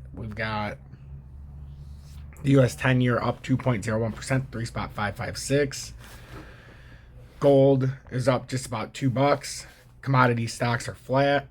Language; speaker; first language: English; native; English